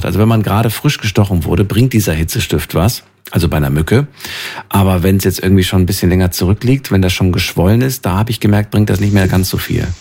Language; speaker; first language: German; native; German